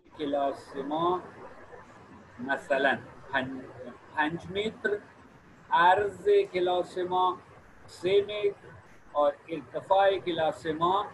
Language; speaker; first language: Persian; non-native, fluent; Urdu